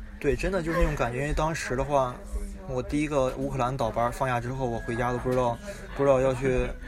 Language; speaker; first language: Chinese; native; Chinese